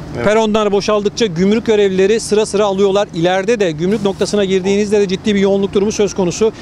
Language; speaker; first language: Turkish; native; Turkish